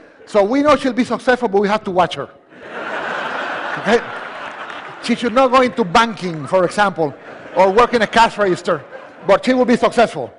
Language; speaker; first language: English; non-native, fluent; Spanish